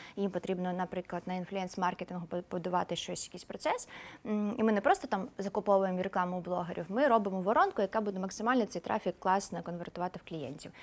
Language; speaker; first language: Ukrainian; non-native, local second language; Russian